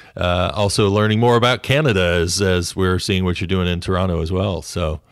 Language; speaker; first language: English; native; English